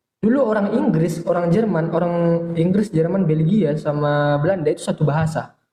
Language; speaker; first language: Indonesian; native; Indonesian